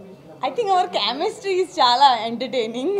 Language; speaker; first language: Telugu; non-native, learner; Gujarati